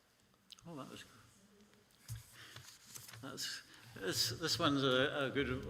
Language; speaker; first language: English; native; English